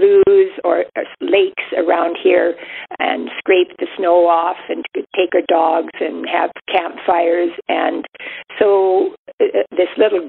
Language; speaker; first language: English; native; English